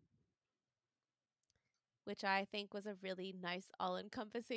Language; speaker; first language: English; native; English